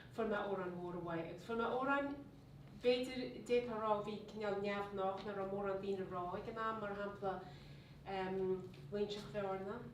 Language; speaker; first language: Irish; native; Irish